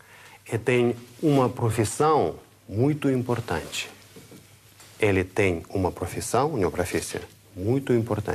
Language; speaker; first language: Portuguese; non-native, fluent; Russian